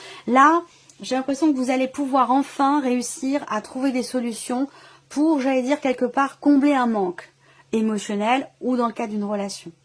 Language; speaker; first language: French; native; French